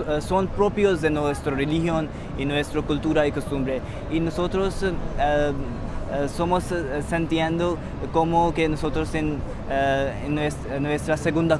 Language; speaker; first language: Spanish; non-native, learner; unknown